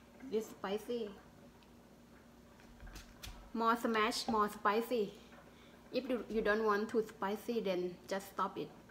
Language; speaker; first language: English; non-native, learner; Thai